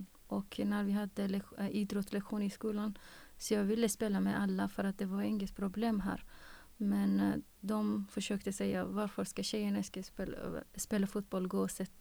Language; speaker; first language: Swedish; non-native, fluent; Persian